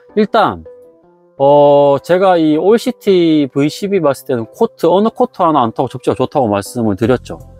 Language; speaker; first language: Korean; native; Korean